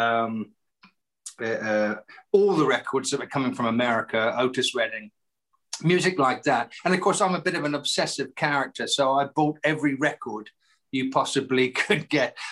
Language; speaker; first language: English; native; English